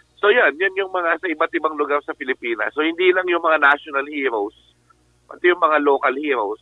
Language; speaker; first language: Filipino; native; Filipino